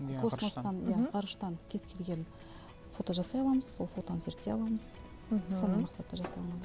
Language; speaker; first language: Kazakh; native; Kazakh